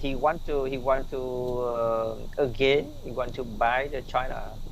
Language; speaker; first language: English; non-native, learner; Vietnamese